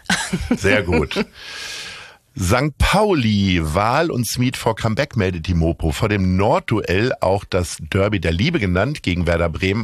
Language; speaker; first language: German; native; German